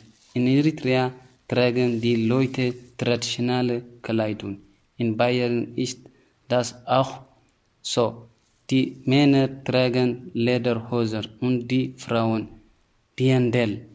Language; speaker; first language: German; non-native, learner; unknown